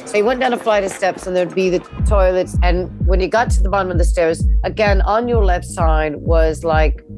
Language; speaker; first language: English; native; English